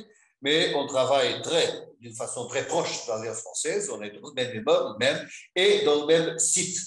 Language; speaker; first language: French; non-native, fluent; Portuguese